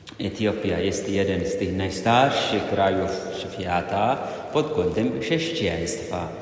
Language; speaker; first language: Polish; non-native, fluent; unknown